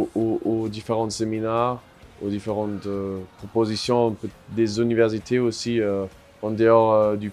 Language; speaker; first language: French; non-native, fluent; German